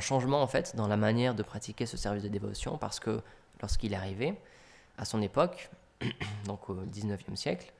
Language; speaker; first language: French; native; French